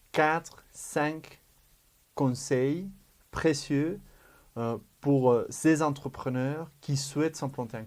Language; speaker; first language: French; non-native, fluent; Spanish